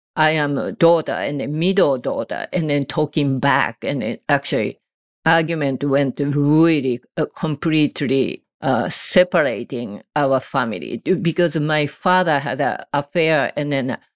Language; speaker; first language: English; non-native, learner; Japanese